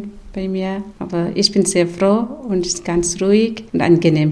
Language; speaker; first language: German; non-native, learner; Malayalam